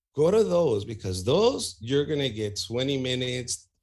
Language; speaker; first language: English; early bilingual, other home language; Spanish